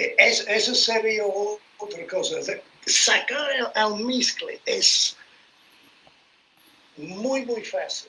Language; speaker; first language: Spanish; non-native, fluent; English